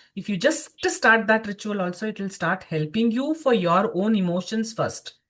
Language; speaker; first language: English; non-native, local second language; Kannada